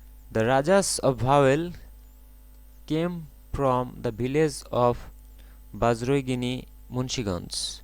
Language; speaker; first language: English; non-native, local second language; Bangla